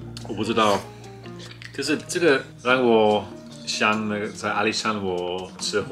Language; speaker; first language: Chinese; non-native, learner; German